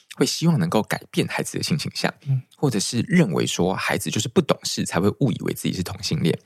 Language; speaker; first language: Chinese; native; Chinese